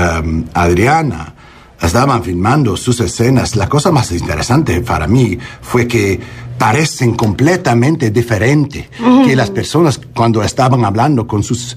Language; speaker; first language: Spanish; early bilingual, heritage; English